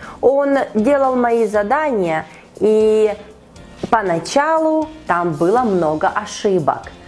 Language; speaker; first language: Russian; native; Russian